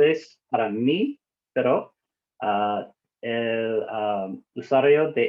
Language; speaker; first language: Spanish; non-native, learner; English